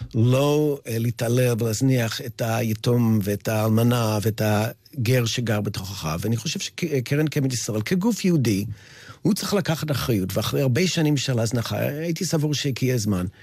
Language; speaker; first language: Hebrew; non-native, fluent; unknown